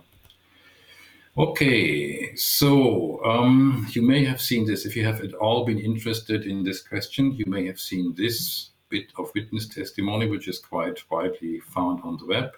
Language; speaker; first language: English; non-native, fluent; German